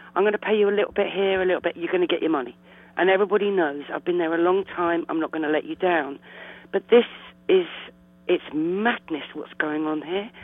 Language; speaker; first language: English; native; English